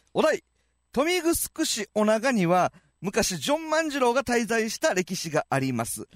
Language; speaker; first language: Japanese; native; Japanese